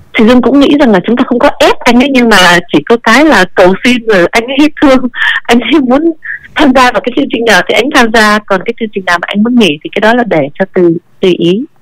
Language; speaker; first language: Vietnamese; early bilingual, heritage; Vietnamese